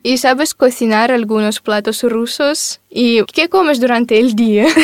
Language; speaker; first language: Spanish; non-native, fluent; Russian